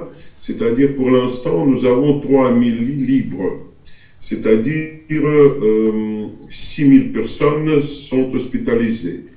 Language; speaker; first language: French; non-native, fluent; Russian